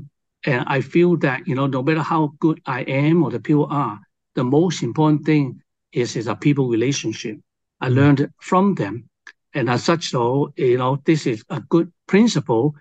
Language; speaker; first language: English; non-native, local second language; Cantonese